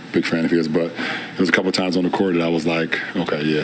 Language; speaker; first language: English; native; English